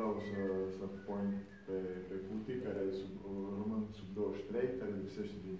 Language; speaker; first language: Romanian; non-native, fluent; Serbian